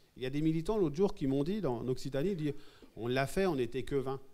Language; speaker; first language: French; native; French